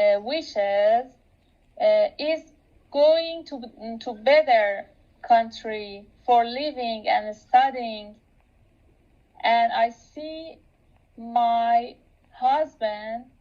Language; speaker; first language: English; non-native, local second language; Persian